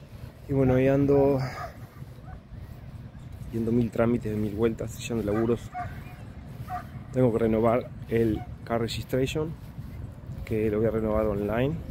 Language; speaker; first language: Spanish; native; Spanish